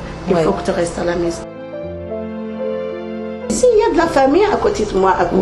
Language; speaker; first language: French; non-native, learner; Arabic